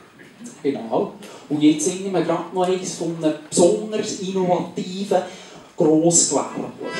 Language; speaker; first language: German; native; German